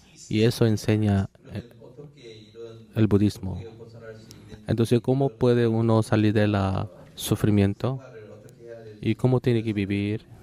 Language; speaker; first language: Spanish; non-native, learner; Korean